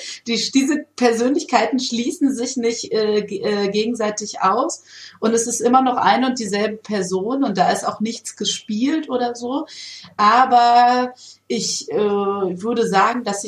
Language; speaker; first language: German; native; German